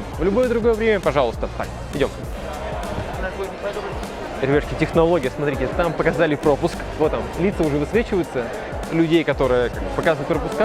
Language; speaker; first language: Russian; native; Russian